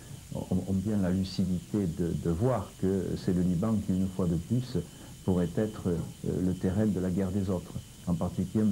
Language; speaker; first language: French; native; French